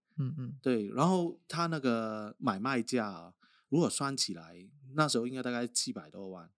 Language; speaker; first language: Chinese; non-native, local second language; Cantonese